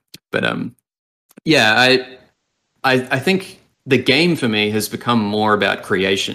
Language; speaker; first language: English; native; English